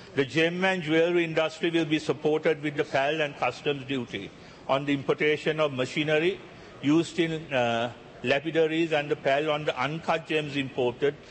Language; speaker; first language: English; non-native, local second language; Sinhala